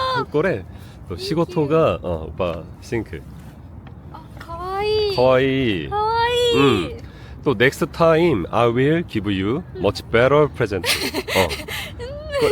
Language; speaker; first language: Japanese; non-native, learner; Korean